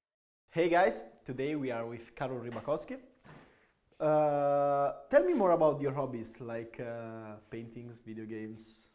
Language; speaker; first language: English; non-native, fluent; Italian